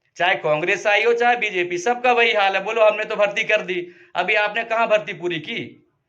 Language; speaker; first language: Hindi; native; Hindi